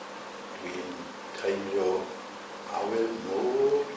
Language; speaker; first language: Welsh; non-native, learner; English